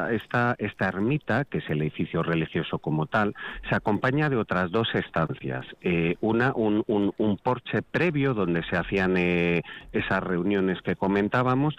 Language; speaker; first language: Spanish; native; Spanish